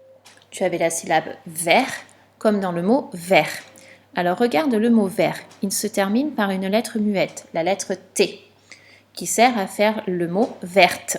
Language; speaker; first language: French; native; French